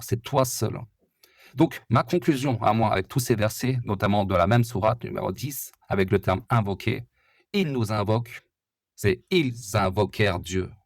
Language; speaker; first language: French; native; French